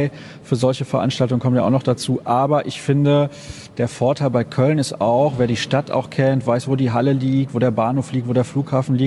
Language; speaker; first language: German; native; German